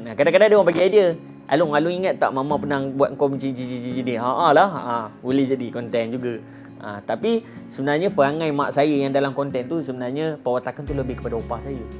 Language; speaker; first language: Malay; native; Malay